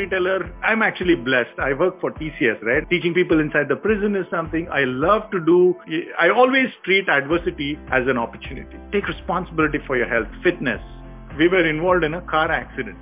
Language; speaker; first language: English; non-native, local second language; Telugu